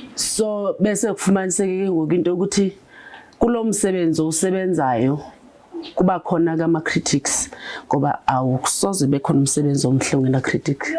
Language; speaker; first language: Zulu; native; Zulu